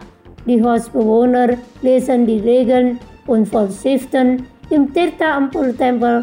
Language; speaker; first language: German; non-native, fluent; Indonesian